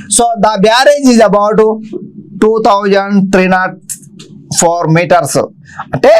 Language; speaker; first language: English; non-native, local second language; Telugu